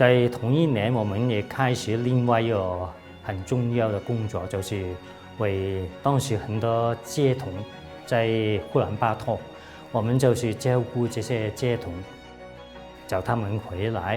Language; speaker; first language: Chinese; non-native, local second language; Cantonese